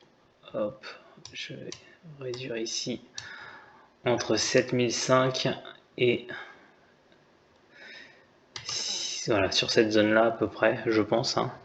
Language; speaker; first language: French; native; French